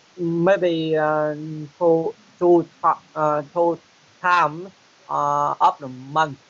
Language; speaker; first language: English; non-native, learner; Vietnamese